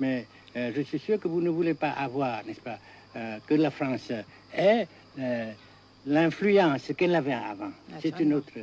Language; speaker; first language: French; non-native, local second language; Vietnamese